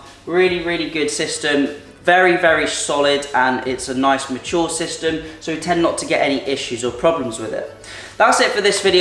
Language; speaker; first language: English; native; English